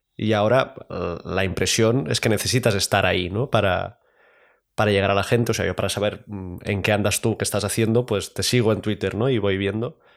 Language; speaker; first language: Spanish; non-native, local second language; Catalan